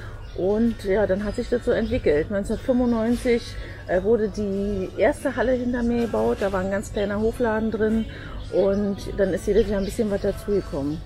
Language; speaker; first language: German; native; German